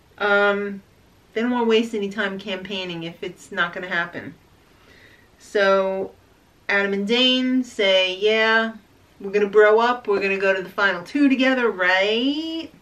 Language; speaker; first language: English; native; English